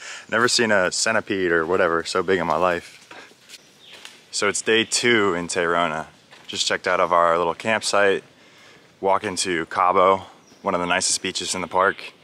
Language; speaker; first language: English; native; English